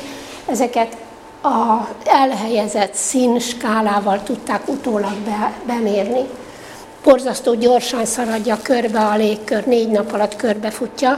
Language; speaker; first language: Hungarian; native; Hungarian